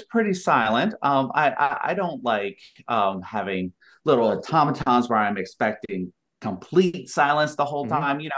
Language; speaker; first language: English; native; English